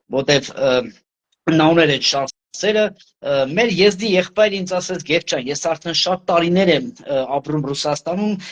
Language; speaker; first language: Armenian; native; Armenian